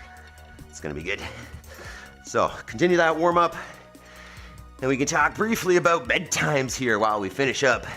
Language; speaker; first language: English; native; English